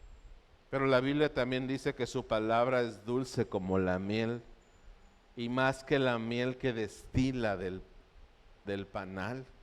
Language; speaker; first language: Spanish; native; Spanish